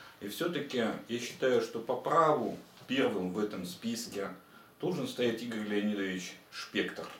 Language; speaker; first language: Russian; native; Russian